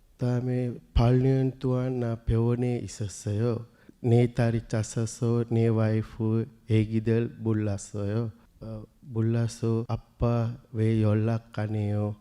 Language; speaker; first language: Korean; non-native, learner; Sinhala